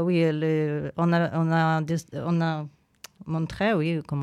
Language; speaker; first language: French; non-native, learner; Ukrainian